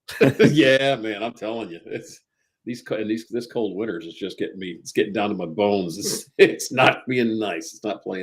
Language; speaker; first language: English; native; English